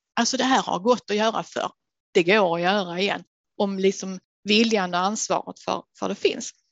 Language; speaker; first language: Swedish; native; Swedish